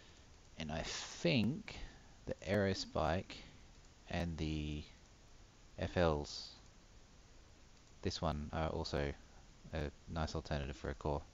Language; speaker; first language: English; native; English